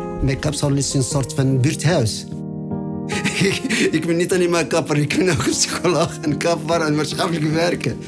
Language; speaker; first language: Dutch; non-native, learner; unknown